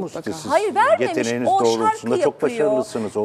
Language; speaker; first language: Turkish; native; Turkish